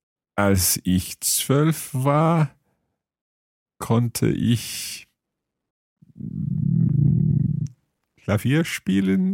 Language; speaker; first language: German; non-native, learner; English